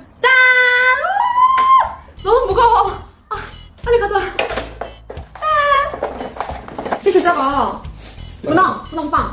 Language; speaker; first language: Chinese; non-native, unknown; Korean